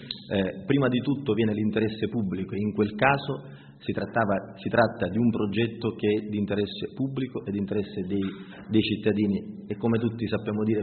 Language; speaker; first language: Italian; native; Italian